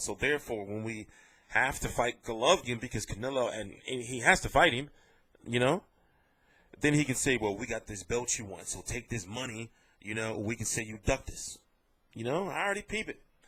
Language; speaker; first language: English; native; English